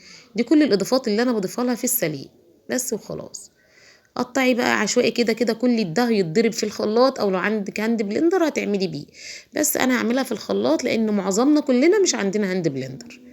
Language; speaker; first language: Arabic; native; Arabic